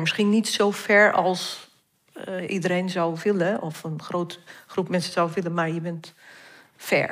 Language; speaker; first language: Dutch; non-native, fluent; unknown